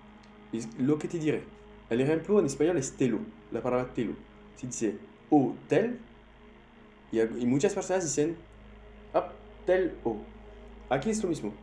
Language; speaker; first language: Spanish; non-native, fluent; French